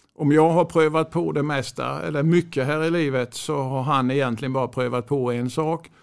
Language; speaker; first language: Swedish; native; Swedish